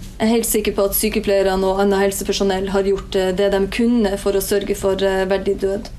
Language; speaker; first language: Norwegian; native; Norwegian